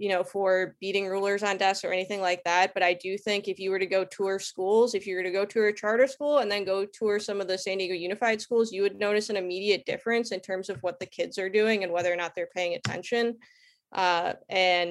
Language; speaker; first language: English; native; English